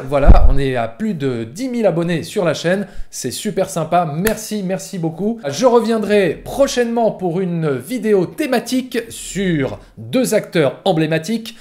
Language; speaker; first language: French; native; French